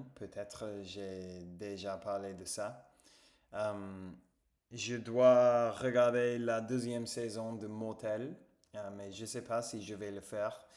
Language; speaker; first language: French; non-native, fluent; English